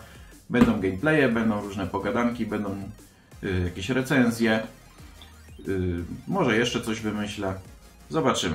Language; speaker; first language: Polish; native; Polish